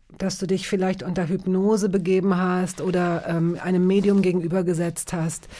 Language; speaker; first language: German; native; German